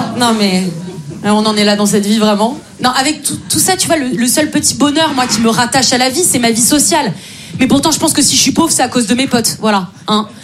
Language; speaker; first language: French; native; French